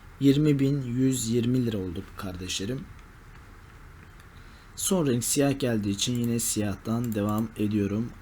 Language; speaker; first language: Turkish; native; Turkish